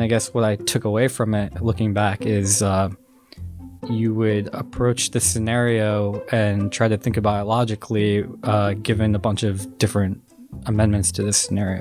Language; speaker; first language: English; native; English